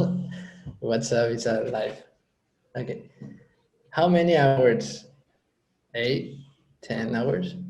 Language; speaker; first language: English; non-native, learner; Spanish